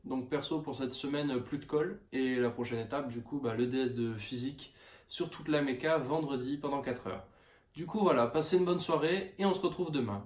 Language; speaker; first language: French; native; French